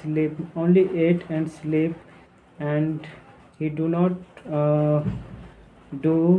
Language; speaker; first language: English; non-native, learner; Hindi